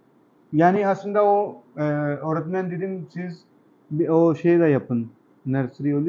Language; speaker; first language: Turkish; non-native, learner; Urdu